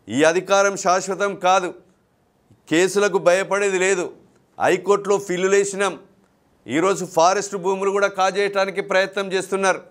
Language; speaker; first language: Telugu; native; Telugu